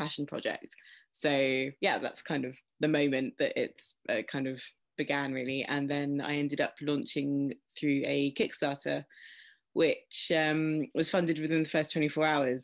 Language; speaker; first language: English; native; English